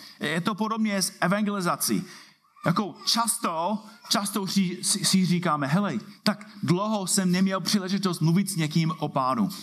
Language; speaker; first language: Czech; non-native, fluent; English